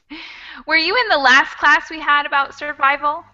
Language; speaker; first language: English; native; English